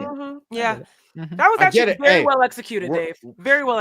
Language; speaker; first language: English; native; English